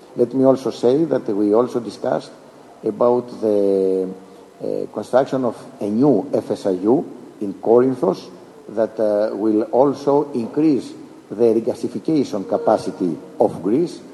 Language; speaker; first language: English; non-native, fluent; Greek